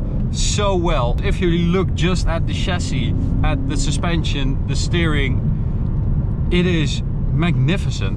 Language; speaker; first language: English; non-native, fluent; Dutch